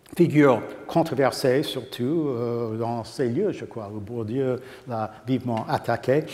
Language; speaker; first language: French; non-native, fluent; English